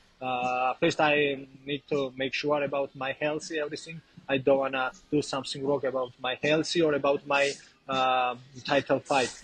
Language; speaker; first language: English; non-native, learner; Georgian